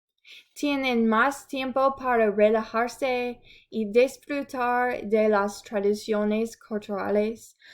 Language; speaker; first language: Spanish; non-native, learner; English